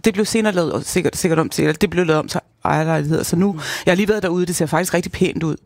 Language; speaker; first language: Danish; native; Danish